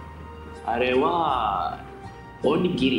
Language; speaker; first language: Japanese; non-native, learner; Malay